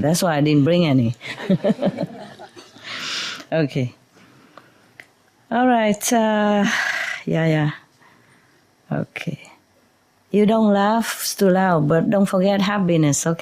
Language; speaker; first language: English; non-native, fluent; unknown